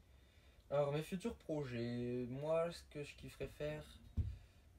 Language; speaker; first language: French; native; French